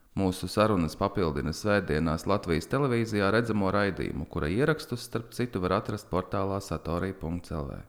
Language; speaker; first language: Latvian; native; Latvian